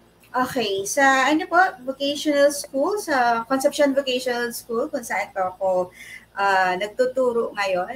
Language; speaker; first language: Filipino; native; Filipino